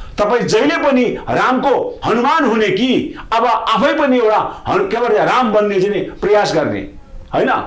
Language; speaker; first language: Nepali; non-native, local second language; Sherpa